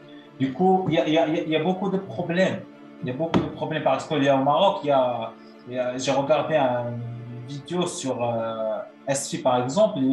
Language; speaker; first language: French; non-native, local second language; Arabic